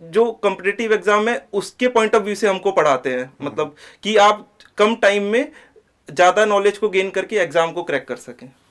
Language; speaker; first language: Hindi; native; Hindi